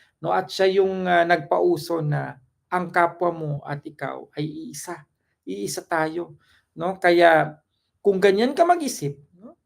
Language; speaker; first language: Filipino; non-native, local second language; Cebuano